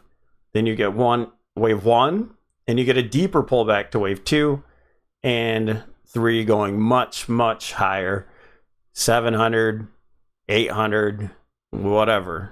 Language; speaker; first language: English; native; English